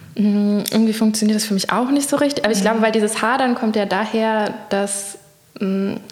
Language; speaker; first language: German; native; German